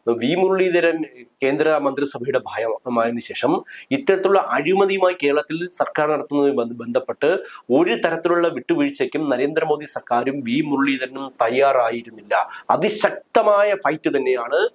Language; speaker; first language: Malayalam; native; Malayalam